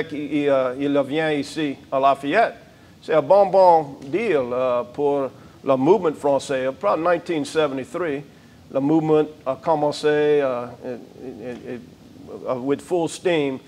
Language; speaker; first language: French; non-native, local second language; English